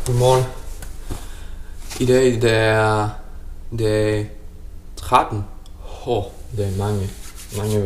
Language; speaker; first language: Danish; non-native, learner; Slovak